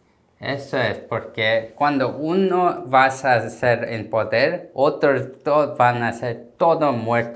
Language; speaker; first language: Spanish; non-native, learner; Korean